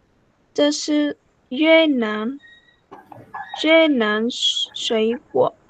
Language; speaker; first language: Chinese; non-native, learner; Vietnamese